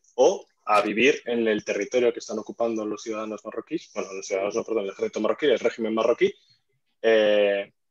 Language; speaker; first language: Spanish; non-native, fluent; Arabic